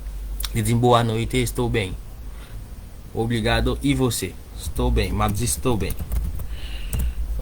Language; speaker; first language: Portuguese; non-native, learner; Haitian Creole